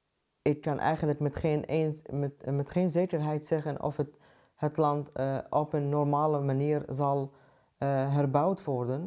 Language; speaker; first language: Dutch; non-native, fluent; Arabic